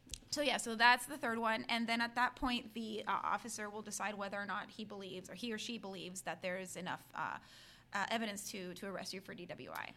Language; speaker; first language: English; early bilingual, other home language; Spanish